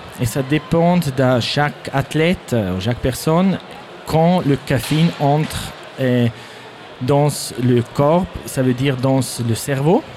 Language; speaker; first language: French; non-native, learner; German